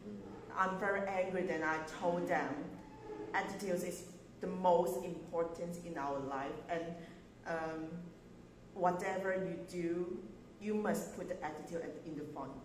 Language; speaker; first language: English; non-native, learner; Chinese